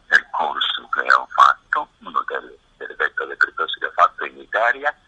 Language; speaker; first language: Italian; non-native, fluent; Japanese